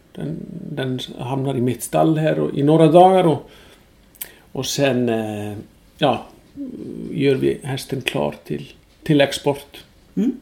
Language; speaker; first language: Swedish; non-native, fluent; Icelandic